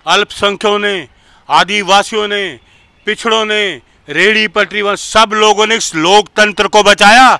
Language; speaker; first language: Hindi; native; Hindi